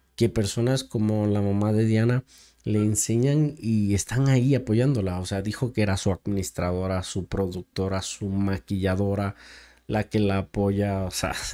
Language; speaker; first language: Spanish; native; Spanish